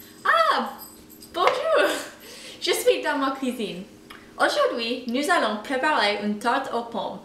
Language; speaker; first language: French; non-native, learner; English